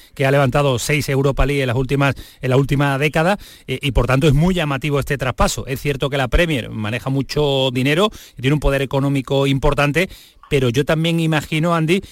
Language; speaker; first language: Spanish; non-native, fluent; English